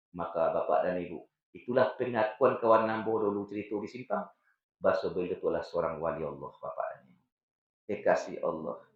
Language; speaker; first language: Malay; non-native, local second language; Minangkabau